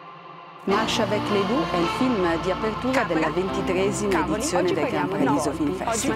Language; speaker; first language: Italian; native; Italian